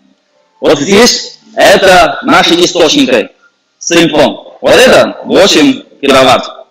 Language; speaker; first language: Russian; non-native, fluent; Chinese